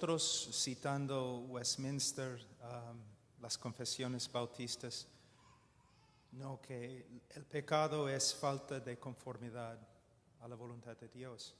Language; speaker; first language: Spanish; non-native, fluent; English